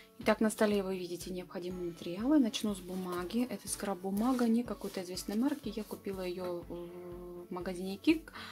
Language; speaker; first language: Russian; native; Russian